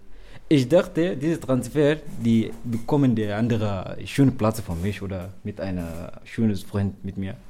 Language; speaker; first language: German; non-native, learner; Arabic